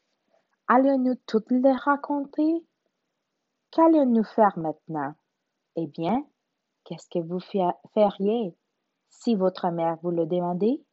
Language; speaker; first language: French; non-native, learner; Spanish